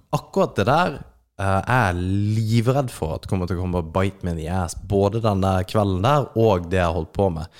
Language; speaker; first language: Norwegian; native; Norwegian